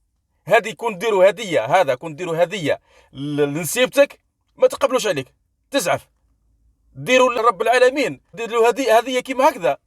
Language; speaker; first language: Arabic; native; Arabic